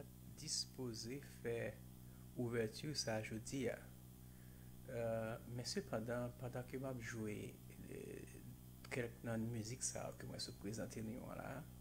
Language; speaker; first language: French; non-native, local second language; Haitian Creole